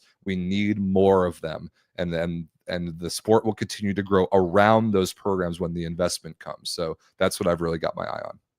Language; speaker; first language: English; native; English